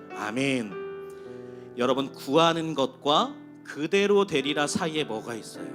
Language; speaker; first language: Korean; native; Korean